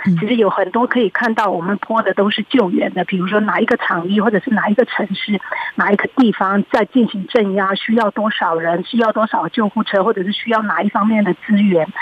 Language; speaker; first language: Chinese; early bilingual, heritage; Chinese